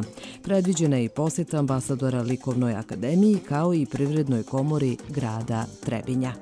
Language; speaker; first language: Croatian; native; Croatian